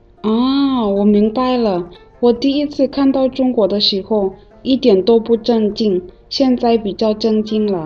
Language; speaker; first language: Chinese; non-native, fluent; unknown